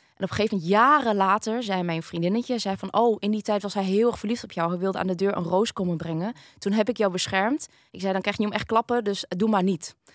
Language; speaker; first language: Dutch; early bilingual, other home language; Vietnamese